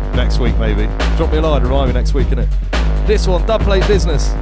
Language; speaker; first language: English; native; English